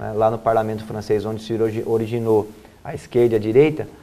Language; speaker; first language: Portuguese; native; Portuguese